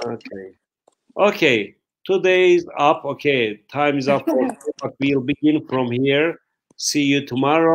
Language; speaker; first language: English; non-native, fluent; Turkish